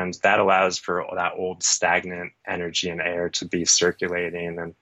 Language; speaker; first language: English; native; English